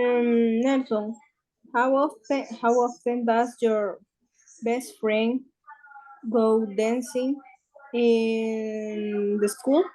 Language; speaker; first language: English; non-native, learner; Spanish